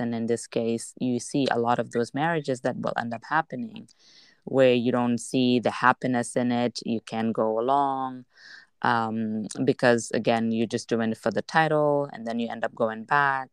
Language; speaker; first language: English; non-native, local second language; Wolof